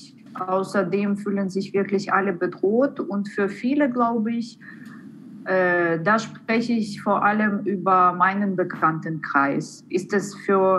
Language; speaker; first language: German; non-native, fluent; Ukrainian